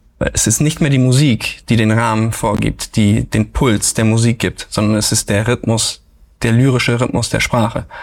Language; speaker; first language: German; native; German